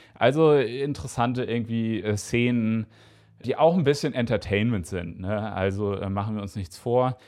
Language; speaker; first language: German; native; German